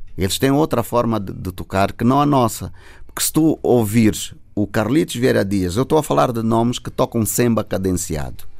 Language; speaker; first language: Portuguese; native; Portuguese